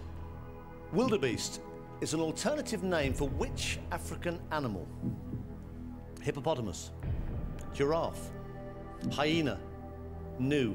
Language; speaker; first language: English; native; English